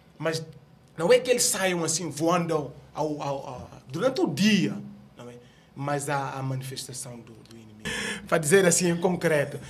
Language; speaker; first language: Portuguese; non-native, local second language; Upper Guinea Crioulo